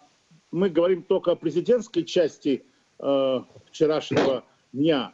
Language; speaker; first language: Russian; native; Russian